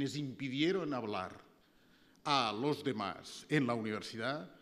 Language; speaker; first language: Spanish; native; Spanish